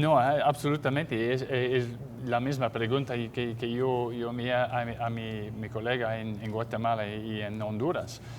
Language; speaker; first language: Spanish; non-native, fluent; English